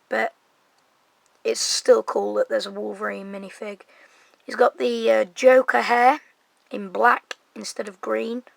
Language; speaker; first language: English; native; English